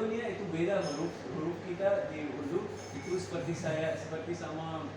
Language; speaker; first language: Indonesian; non-native, learner; Urdu